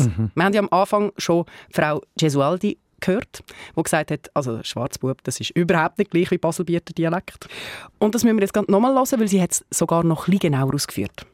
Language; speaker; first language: Swiss German; native; Swiss German